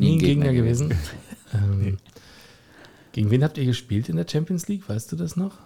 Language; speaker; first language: German; native; German